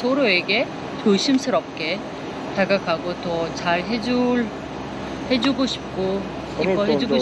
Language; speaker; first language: Korean; non-native, fluent; Uzbek